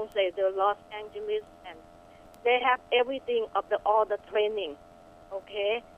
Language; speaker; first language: English; non-native, fluent; Thai